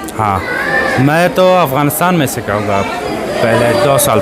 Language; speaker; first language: Hindi; non-native, learner; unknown